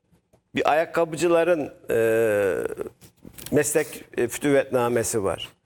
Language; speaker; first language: Turkish; native; Turkish